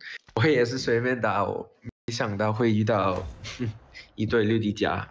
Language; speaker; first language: Chinese; non-native, local second language; Cantonese